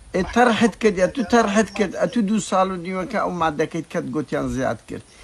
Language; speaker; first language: Central Kurdish; native; Central Kurdish